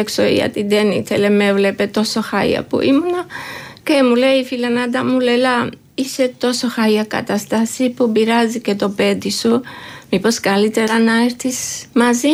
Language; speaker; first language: Greek; non-native, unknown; Georgian